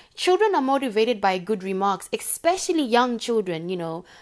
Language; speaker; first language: English; non-native, local second language; Shona